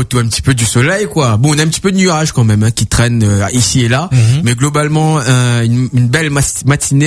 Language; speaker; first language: French; native; French